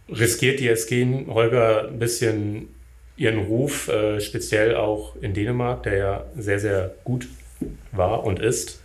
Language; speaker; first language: German; native; German